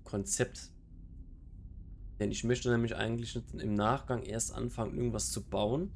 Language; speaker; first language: German; native; German